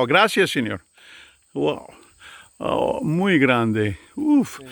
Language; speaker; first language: Spanish; non-native, learner; English